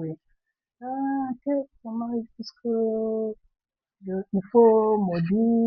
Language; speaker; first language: French; non-native, fluent; Igbo